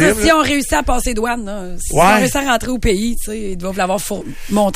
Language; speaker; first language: French; native; French